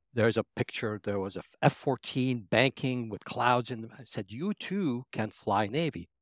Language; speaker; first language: English; early bilingual, other home language; Arabic